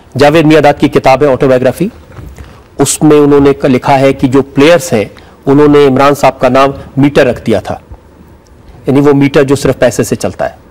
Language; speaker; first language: Hindi; native; Hindi